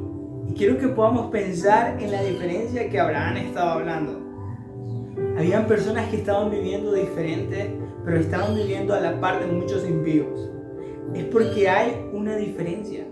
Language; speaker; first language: Spanish; native; Spanish